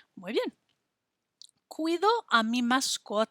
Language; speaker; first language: Spanish; non-native, fluent; English